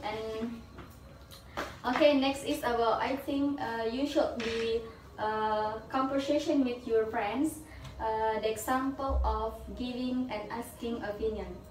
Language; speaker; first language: English; non-native, learner; Indonesian